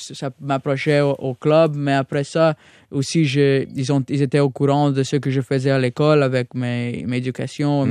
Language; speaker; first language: French; non-native, local second language; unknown